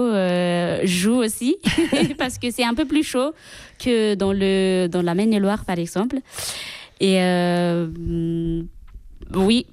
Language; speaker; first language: French; non-native, local second language; Malagasy